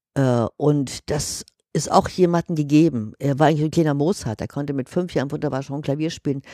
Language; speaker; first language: German; native; German